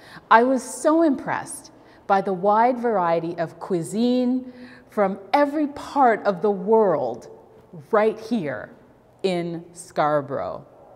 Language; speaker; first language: English; native; English